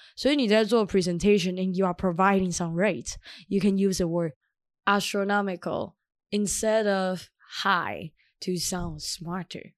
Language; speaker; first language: English; non-native, fluent; Chinese